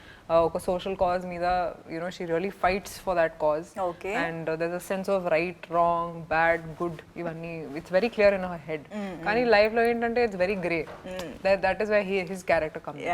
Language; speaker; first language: Telugu; non-native, fluent; Hindi